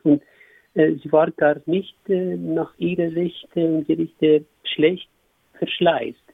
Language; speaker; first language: German; non-native, learner; Kurdish